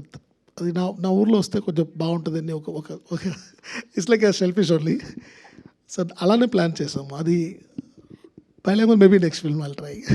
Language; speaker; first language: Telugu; non-native, learner; Tamil